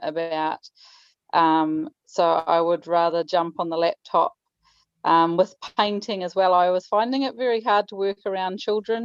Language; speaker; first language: English; native; English